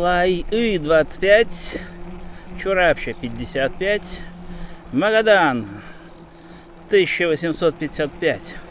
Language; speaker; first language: Russian; native; Russian